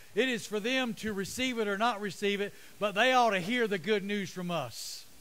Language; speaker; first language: English; native; English